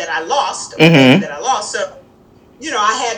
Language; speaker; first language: English; native; English